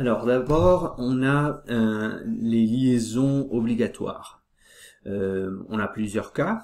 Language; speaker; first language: French; native; French